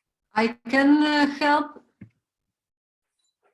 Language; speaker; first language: English; non-native, learner; Romanian